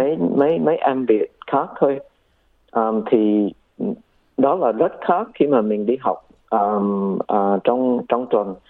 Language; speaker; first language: Vietnamese; early bilingual, heritage; Vietnamese